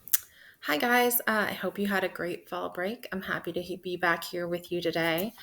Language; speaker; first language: English; native; English